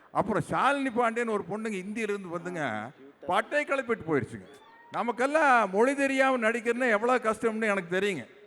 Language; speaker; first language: Tamil; native; Tamil